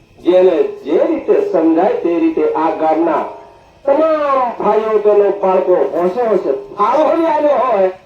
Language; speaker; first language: Gujarati; non-native, local second language; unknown